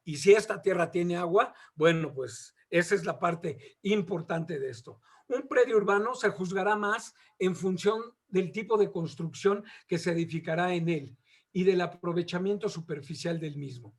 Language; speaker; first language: Spanish; native; Spanish